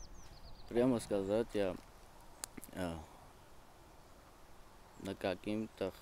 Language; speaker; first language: Russian; non-native, learner; Georgian